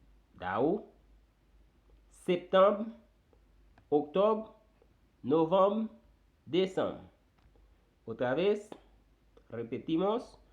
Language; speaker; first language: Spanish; non-native, fluent; Haitian Creole